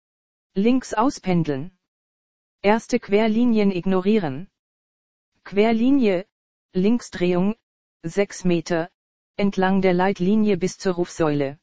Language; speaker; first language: German; native; German